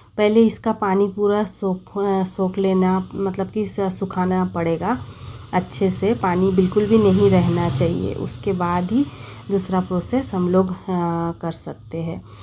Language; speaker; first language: Hindi; non-native, local second language; Bangla